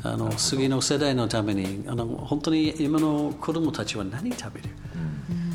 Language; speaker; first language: Japanese; non-native, learner; English